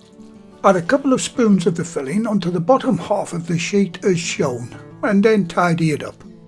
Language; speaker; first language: English; native; English